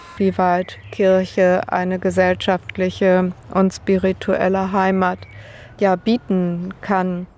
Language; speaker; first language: German; native; German